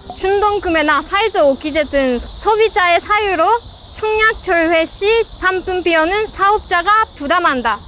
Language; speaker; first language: Korean; non-native, fluent; Japanese